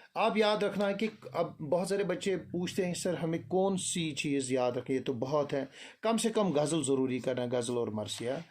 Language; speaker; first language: Urdu; non-native, local second language; Kashmiri